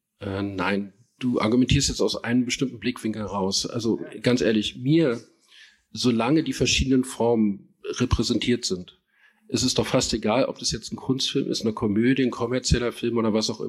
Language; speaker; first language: German; native; German